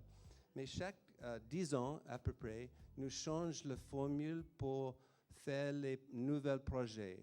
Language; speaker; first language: French; non-native, fluent; English